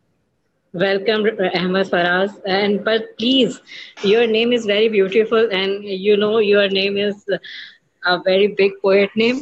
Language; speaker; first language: English; non-native, learner; Urdu